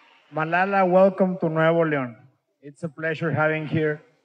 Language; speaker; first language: English; non-native, fluent; Spanish